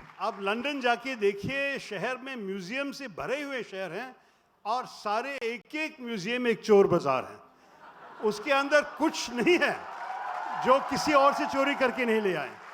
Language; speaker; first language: Hindi; non-native, local second language; Malayalam